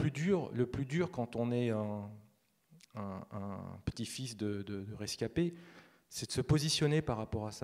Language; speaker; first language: French; native; French